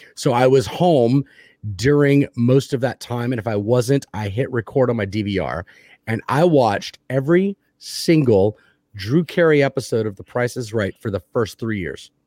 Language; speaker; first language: English; native; English